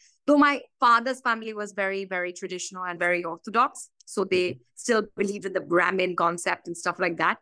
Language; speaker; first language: English; non-native, local second language; Bangla